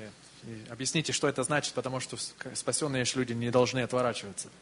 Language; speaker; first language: Russian; early bilingual, heritage; Russian